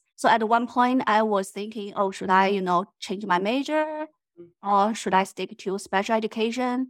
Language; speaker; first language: English; non-native, fluent; Chinese